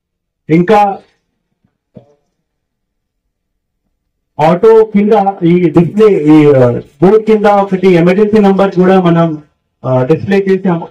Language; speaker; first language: Telugu; non-native, fluent; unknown